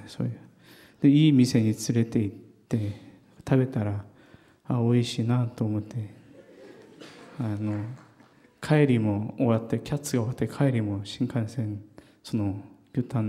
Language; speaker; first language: Japanese; non-native, fluent; Korean